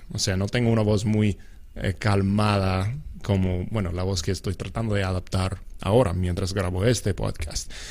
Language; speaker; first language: Spanish; non-native, fluent; English